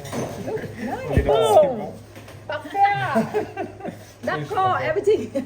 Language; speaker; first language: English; non-native, learner; Vietnamese